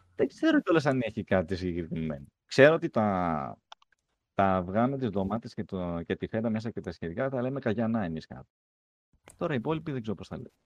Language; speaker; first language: Greek; native; Greek